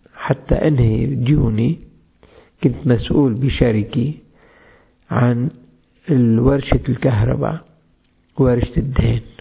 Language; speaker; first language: Arabic; native; Arabic